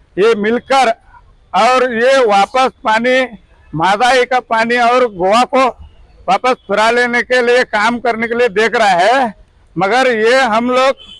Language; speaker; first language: Hindi; non-native, local second language; Kannada